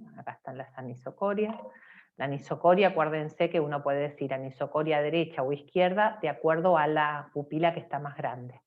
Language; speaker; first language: Spanish; native; Spanish